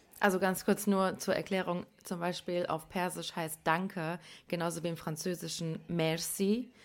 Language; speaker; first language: German; early bilingual, other home language; Persian